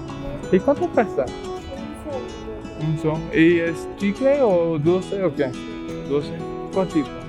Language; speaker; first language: Spanish; non-native, learner; English